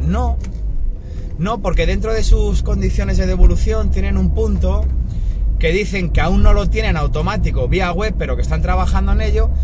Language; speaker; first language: Spanish; native; Spanish